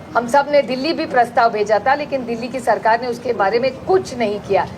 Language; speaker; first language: Hindi; non-native, local second language; Marathi